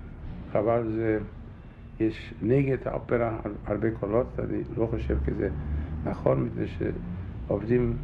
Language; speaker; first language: Hebrew; non-native, fluent; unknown